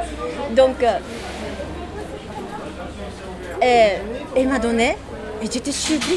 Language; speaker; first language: French; non-native, learner; Japanese